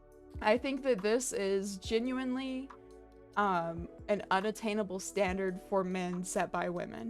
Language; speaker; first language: English; native; English